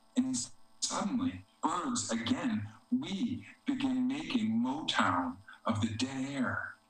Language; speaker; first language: English; native; English